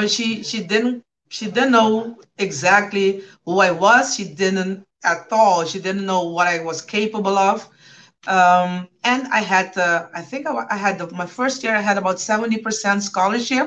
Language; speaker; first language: English; non-native, fluent; Papiamento